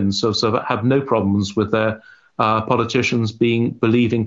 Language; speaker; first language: English; native; English